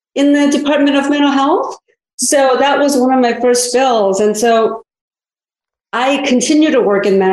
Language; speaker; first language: English; early bilingual, other home language; Korean